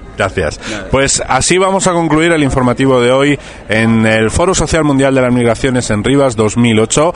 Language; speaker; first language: Spanish; native; Spanish